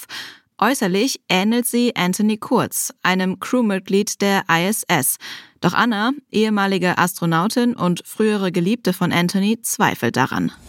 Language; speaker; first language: German; native; German